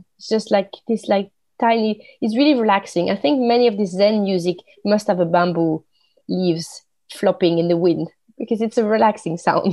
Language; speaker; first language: English; non-native, fluent; French